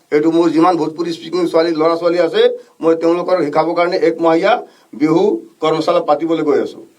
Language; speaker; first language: Assamese; non-native, local second language; Bhojpuri